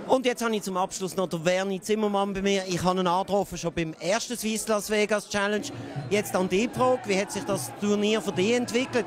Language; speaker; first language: German; native; German